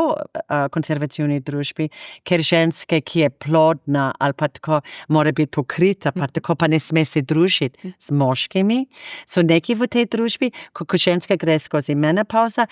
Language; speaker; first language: Slovenian; non-native, fluent; English